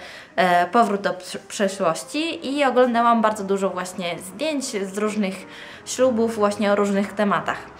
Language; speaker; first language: Polish; non-native, fluent; Italian